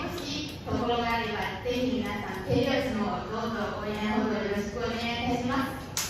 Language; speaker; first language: Japanese; non-native, fluent; Chinese